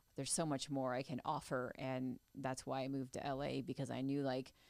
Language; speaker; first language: English; native; English